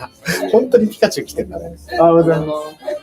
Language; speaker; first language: Japanese; native; Japanese